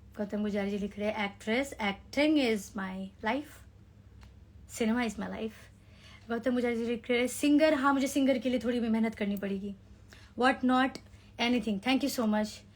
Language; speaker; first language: Hindi; native; Hindi